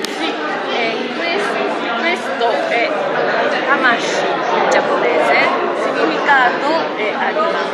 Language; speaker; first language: Italian; non-native, learner; Japanese